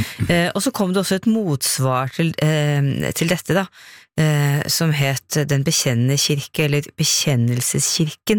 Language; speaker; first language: Norwegian; native; Norwegian